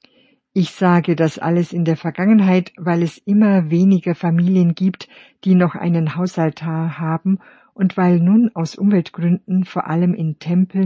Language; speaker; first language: German; native; German